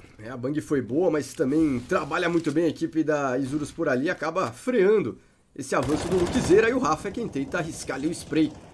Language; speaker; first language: Portuguese; native; Portuguese